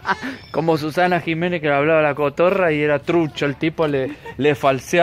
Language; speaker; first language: Spanish; native; Spanish